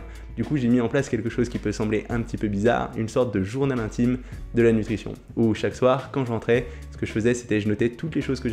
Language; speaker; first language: French; native; French